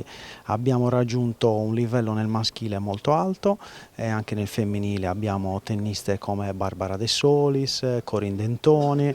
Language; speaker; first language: Italian; native; Italian